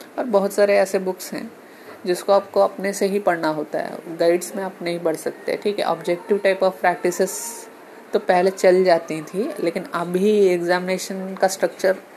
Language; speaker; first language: Hindi; non-native, local second language; Telugu